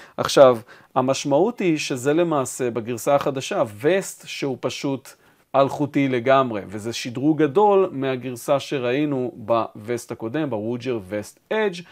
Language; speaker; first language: Hebrew; native; Hebrew